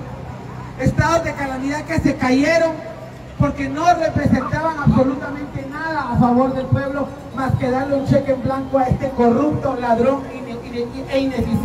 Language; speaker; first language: Spanish; native; Spanish